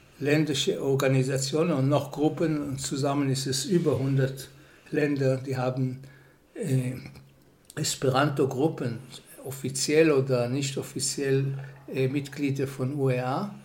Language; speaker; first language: German; non-native, fluent; Hebrew